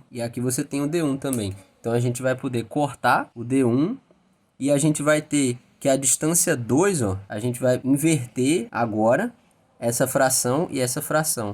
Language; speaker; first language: Portuguese; native; Portuguese